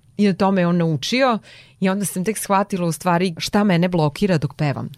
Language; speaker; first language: Serbian; non-native, local second language; Hungarian